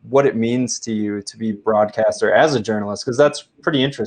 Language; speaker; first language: English; native; English